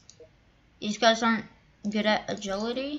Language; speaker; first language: English; native; English